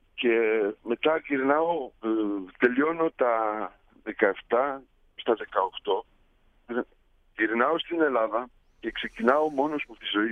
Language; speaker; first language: Greek; early bilingual, heritage; Greek